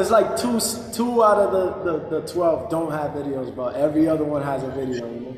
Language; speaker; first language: English; early bilingual, other home language; Spanish